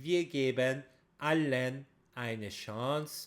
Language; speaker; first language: German; non-native, fluent; Turkish